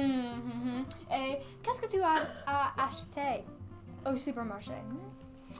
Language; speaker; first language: French; non-native, learner; English